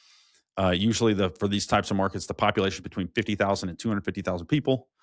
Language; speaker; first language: English; native; English